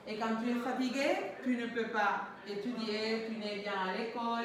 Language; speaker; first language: French; non-native, fluent; Spanish